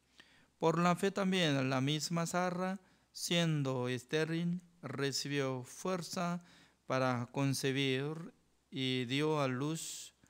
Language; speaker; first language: Spanish; non-native, fluent; Korean